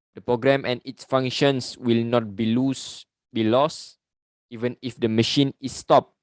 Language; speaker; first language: English; non-native, local second language; Malay